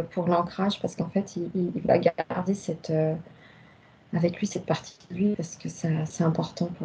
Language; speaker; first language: French; native; French